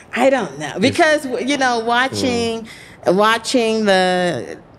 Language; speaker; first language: English; native; English